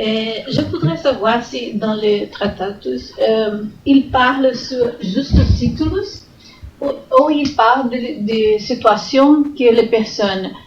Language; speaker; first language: French; non-native, learner; Italian